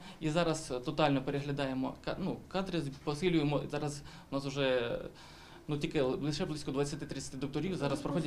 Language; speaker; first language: Ukrainian; native; Ukrainian